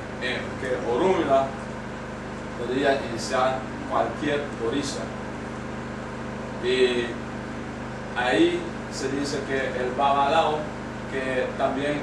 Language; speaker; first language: Spanish; non-native, learner; Yoruba